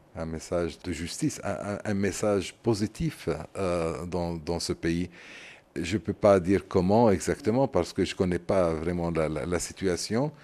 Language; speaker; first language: French; non-native, fluent; Arabic